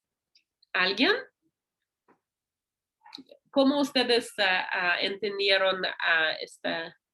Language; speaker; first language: Spanish; non-native, learner; English